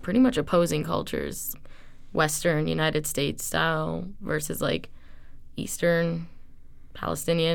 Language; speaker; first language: English; native; English